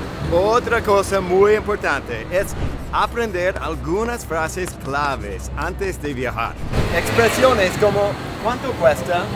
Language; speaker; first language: Spanish; non-native, fluent; English